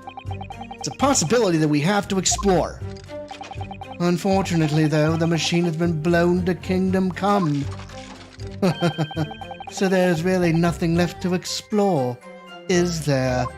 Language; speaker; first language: English; native; English